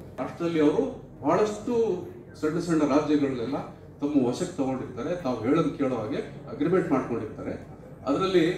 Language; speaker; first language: Kannada; non-native, local second language; Lambadi